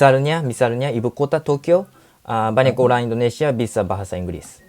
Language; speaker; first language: Indonesian; non-native, learner; Japanese